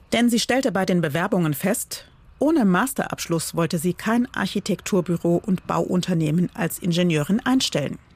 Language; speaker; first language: German; native; German